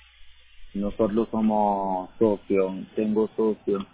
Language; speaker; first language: Spanish; non-native, learner; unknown